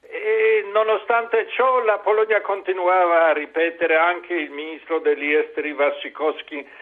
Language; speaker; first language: Italian; non-native, fluent; Polish